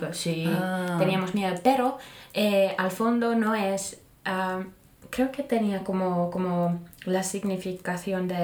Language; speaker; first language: Spanish; non-native, fluent; Finnish